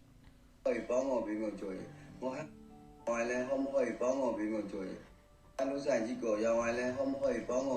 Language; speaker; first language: Chinese; non-native, learner; Burmese